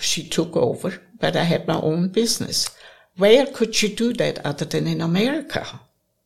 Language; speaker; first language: English; non-native, fluent; German